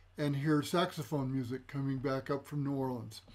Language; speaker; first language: English; native; English